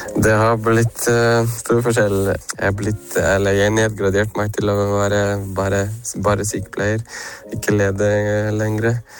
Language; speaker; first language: Norwegian; non-native, fluent; Lithuanian